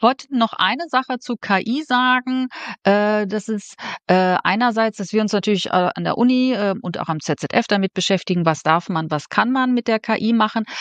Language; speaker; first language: German; native; German